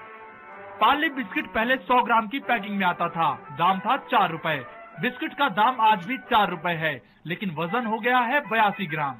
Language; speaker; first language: Hindi; native; Hindi